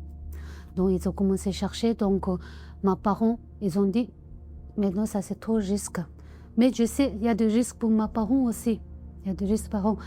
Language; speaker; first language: French; non-native, learner; Tibetan